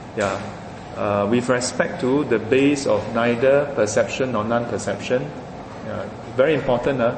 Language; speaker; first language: English; non-native, local second language; Chinese